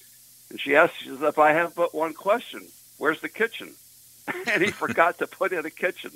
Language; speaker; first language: English; native; English